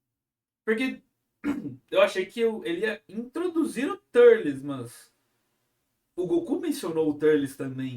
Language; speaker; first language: Portuguese; native; Portuguese